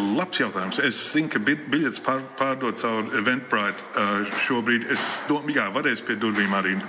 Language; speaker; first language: Latvian; early bilingual, heritage; Latvian